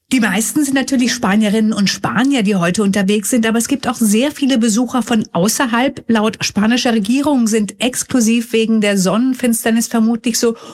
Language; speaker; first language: German; native; German